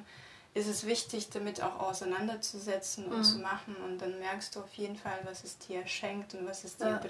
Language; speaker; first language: German; non-native, fluent; Russian